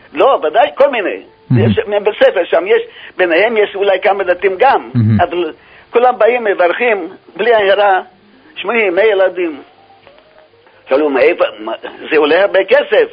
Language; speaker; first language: Hebrew; non-native, fluent; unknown